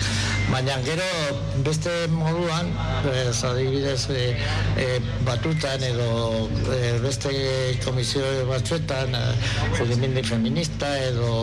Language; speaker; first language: Basque; non-native, local second language; Spanish